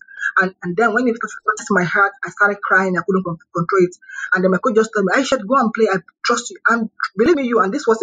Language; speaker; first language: English; non-native, local second language; Yoruba